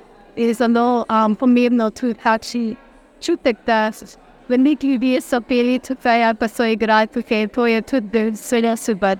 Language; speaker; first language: Slovenian; early bilingual, heritage; Slovenian